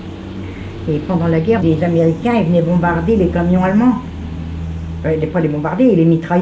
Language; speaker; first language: French; native; French